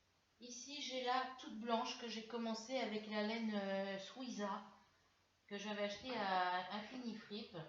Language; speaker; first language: French; native; French